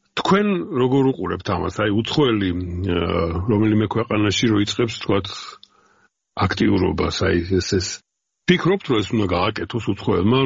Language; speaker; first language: Georgian; native; Georgian